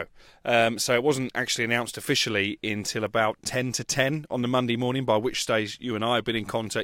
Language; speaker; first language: English; native; English